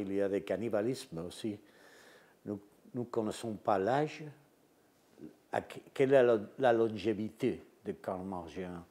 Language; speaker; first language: French; non-native, fluent; Spanish